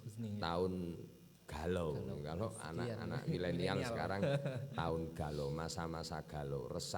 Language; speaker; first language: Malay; non-native, local second language; Javanese